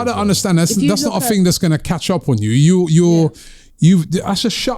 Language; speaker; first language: English; native; English